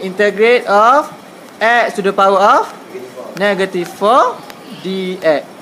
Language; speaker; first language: English; non-native, local second language; Malay